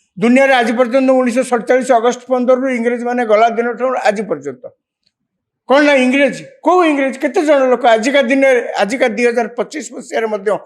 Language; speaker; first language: Odia; native; Odia